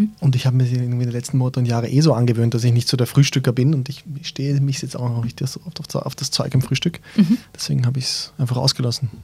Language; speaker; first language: German; early bilingual, other home language; Bosnian